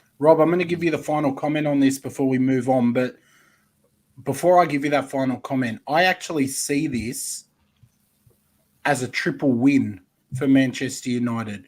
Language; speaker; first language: English; native; English